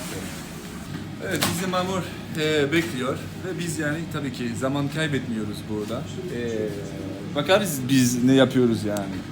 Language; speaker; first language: Turkish; non-native, learner; French